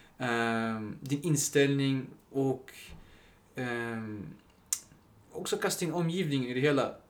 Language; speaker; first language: Swedish; early bilingual, other home language; Spanish